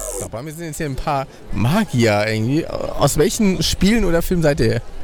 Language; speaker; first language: German; native; German